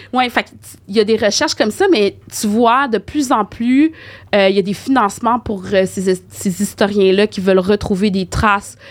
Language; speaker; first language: French; native; French